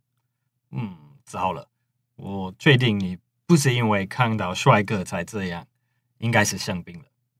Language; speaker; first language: Chinese; non-native, fluent; English